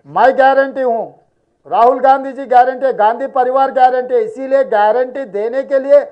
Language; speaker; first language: Hindi; non-native, local second language; Telugu